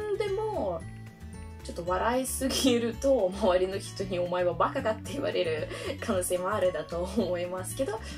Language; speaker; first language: Japanese; non-native, fluent; Russian